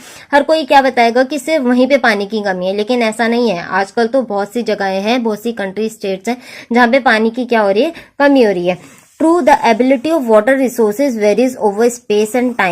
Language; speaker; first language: Hindi; native; Hindi